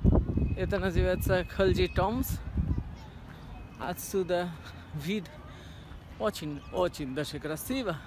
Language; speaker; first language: Russian; non-native, learner; Bangla